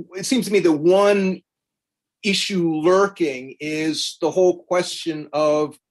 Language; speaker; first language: English; native; English